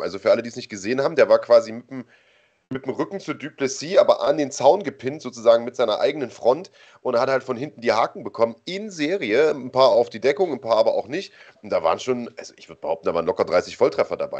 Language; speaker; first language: German; native; German